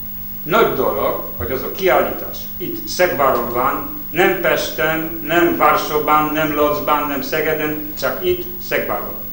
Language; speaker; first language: Hungarian; non-native, learner; Polish